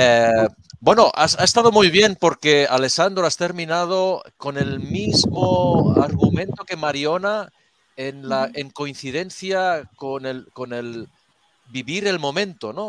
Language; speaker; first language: Spanish; native; Spanish